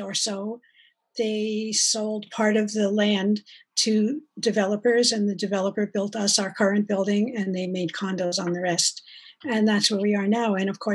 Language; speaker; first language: English; native; English